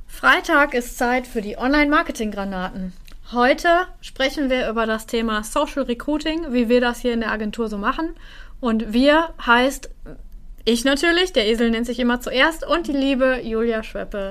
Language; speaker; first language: German; native; German